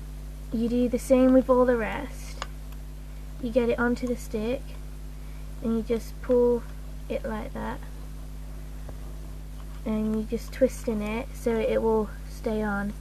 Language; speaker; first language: English; native; English